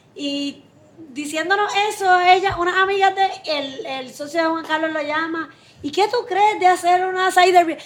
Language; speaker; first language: Spanish; native; Spanish